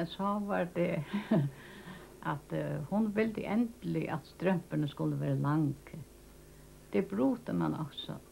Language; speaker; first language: Danish; non-native, local second language; Faroese